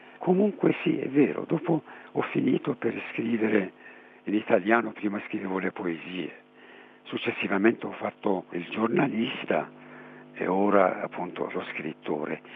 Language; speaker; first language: Italian; non-native, fluent; Persian